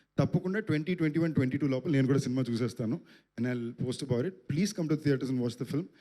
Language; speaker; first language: Telugu; native; Telugu